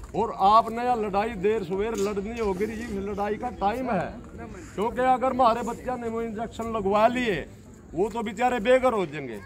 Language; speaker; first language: Hindi; native; Hindi